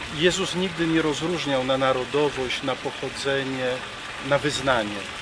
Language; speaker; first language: Polish; native; Polish